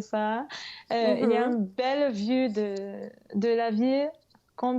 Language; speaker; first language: French; non-native, fluent; English